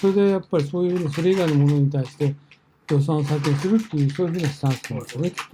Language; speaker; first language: Japanese; native; Japanese